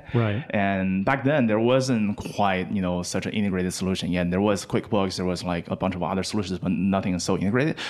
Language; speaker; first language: English; non-native, fluent; Chinese